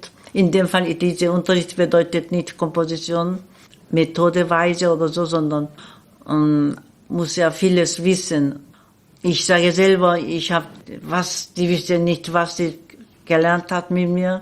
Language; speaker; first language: German; non-native, learner; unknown